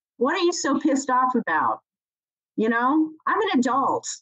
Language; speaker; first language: English; native; English